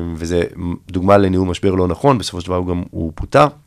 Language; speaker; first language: Hebrew; native; Hebrew